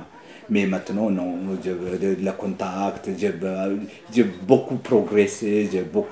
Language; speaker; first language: French; non-native, learner; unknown